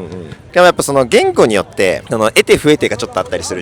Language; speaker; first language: Japanese; native; Japanese